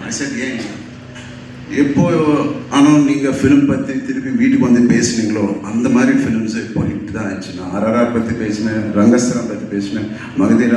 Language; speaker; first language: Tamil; non-native, learner; Telugu